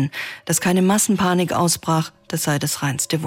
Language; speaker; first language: German; native; German